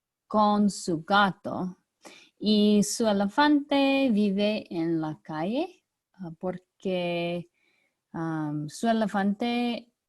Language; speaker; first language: Spanish; non-native, learner; English